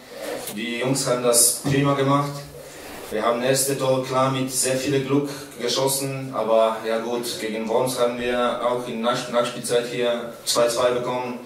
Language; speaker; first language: German; non-native, fluent; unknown